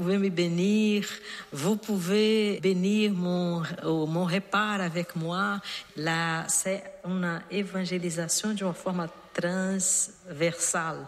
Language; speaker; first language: French; non-native, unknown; Portuguese